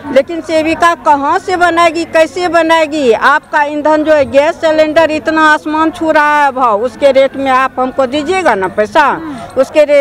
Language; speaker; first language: Hindi; native; Hindi